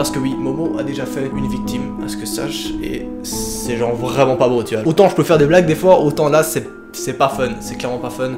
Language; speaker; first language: French; native; French